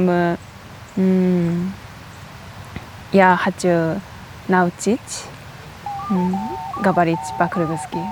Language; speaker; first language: Russian; non-native, learner; Japanese